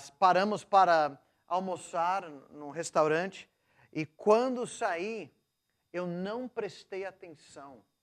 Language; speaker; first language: Portuguese; non-native, local second language; English